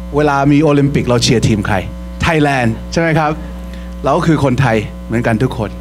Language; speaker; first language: Thai; early bilingual, heritage; Thai